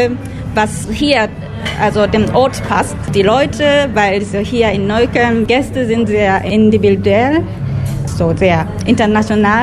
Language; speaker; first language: German; non-native, learner; Japanese